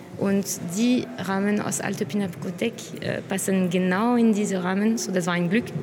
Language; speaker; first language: German; non-native, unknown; French